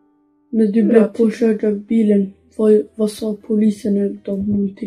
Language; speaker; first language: Swedish; early bilingual, other home language; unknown